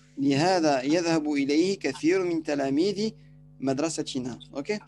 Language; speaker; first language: Arabic; non-native, fluent; French